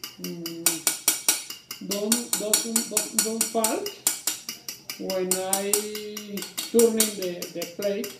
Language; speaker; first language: English; non-native, learner; Spanish